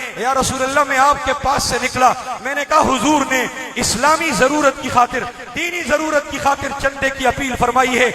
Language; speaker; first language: Urdu; non-native, local second language; Pashto